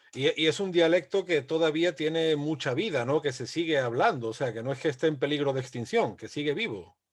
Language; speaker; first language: Spanish; native; Spanish